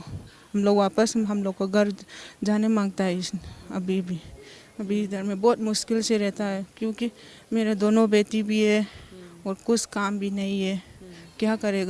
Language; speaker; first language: Hindi; non-native, local second language; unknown